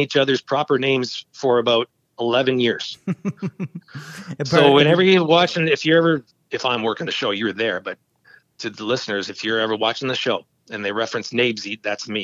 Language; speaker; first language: English; native; English